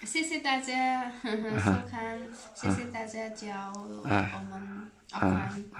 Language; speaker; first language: Chinese; non-native, learner; Nepali